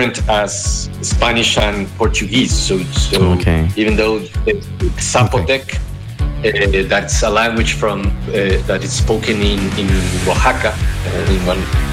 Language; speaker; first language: English; non-native, fluent; Spanish